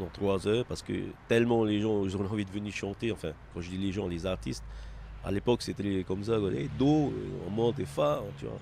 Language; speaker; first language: French; native; French